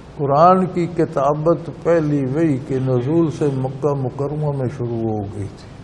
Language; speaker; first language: Urdu; non-native, local second language; Punjabi